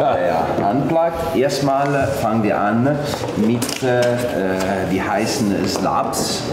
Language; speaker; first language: German; non-native, fluent; Italian